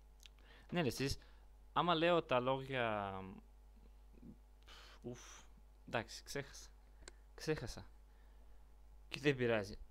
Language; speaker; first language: Greek; non-native, learner; Bulgarian